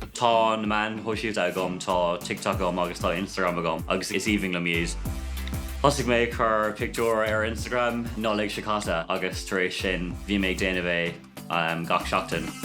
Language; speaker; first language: Irish; non-native, local second language; English